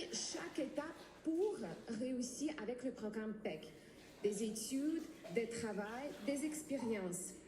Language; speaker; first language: French; non-native, learner; Ukrainian